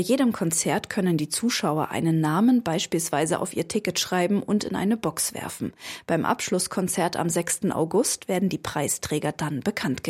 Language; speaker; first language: German; native; German